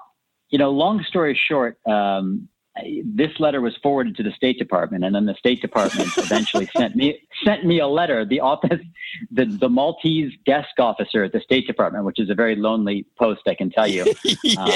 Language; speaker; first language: English; native; English